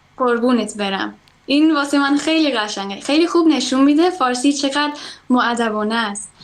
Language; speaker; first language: Persian; non-native, fluent; English